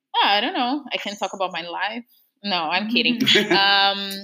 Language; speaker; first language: English; non-native, fluent; Portuguese